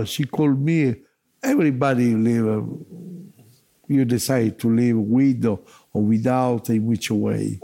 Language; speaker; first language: English; non-native, learner; Italian